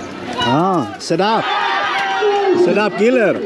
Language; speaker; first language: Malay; non-native, learner; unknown